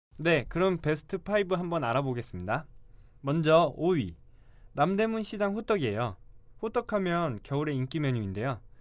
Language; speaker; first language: Korean; native; Korean